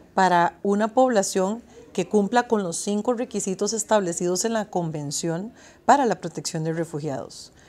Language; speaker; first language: Spanish; native; Spanish